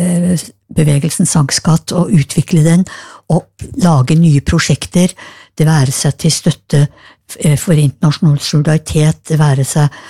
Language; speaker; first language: Norwegian; native; Norwegian